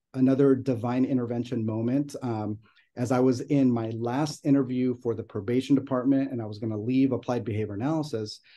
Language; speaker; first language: English; native; English